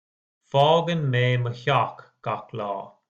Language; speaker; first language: Irish; non-native, learner; English